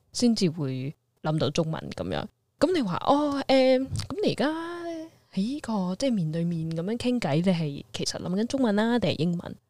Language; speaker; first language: Cantonese; early bilingual, heritage; Cantonese